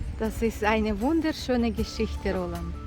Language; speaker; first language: German; non-native, learner; Ukrainian